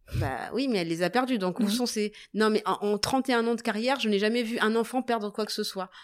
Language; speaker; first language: French; native; French